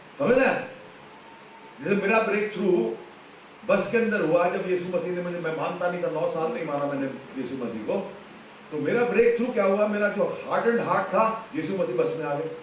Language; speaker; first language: Hindi; non-native, local second language; Punjabi